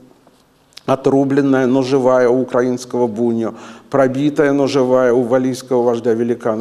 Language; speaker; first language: Russian; native; Russian